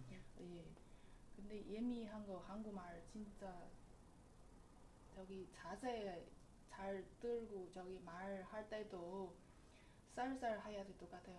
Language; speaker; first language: Korean; non-native, learner; Chinese